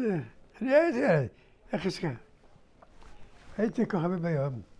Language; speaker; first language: Hebrew; early bilingual, other home language; Arabic